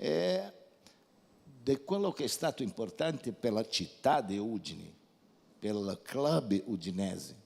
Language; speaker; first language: Italian; non-native, fluent; Portuguese